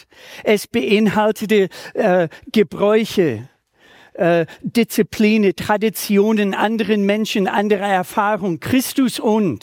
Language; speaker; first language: German; native; German